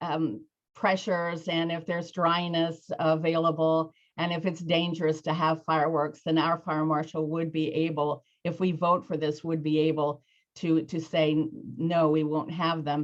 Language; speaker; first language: English; native; English